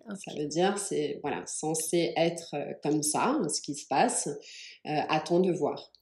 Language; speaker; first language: French; early bilingual, other home language; English